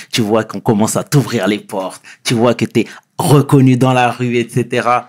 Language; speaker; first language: French; native; French